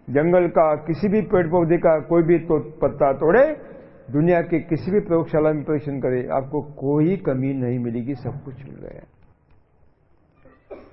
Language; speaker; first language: Hindi; non-native, local second language; Marathi